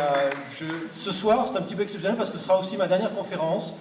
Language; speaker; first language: French; native; French